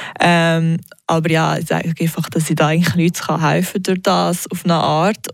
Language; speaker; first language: German; non-native, local second language; English